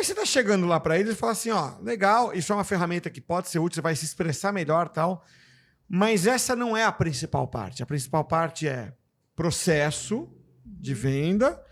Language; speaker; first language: Portuguese; native; Portuguese